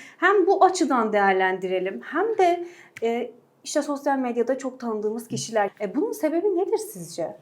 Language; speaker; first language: Turkish; native; Turkish